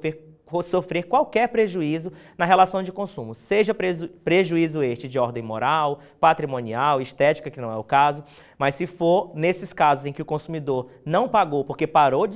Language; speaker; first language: Portuguese; native; Portuguese